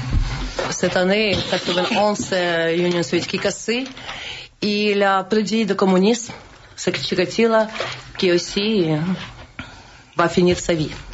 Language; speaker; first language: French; non-native, learner; Russian